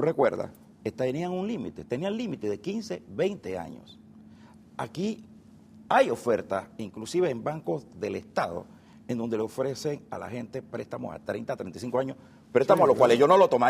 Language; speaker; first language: Spanish; native; Spanish